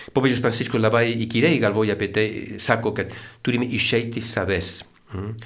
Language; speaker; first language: Lithuanian; non-native, fluent; Spanish